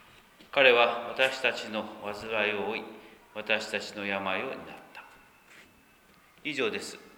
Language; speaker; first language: Japanese; native; Japanese